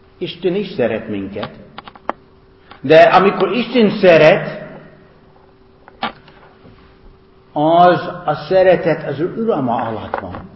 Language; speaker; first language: Hungarian; non-native, fluent; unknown